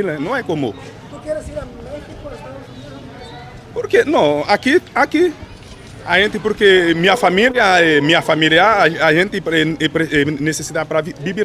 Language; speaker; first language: Portuguese; non-native, learner; Haitian Creole